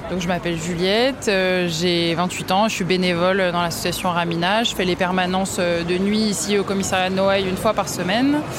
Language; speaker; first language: French; native; French